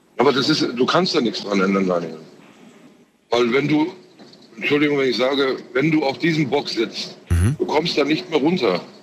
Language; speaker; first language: German; early bilingual, other home language; Turkish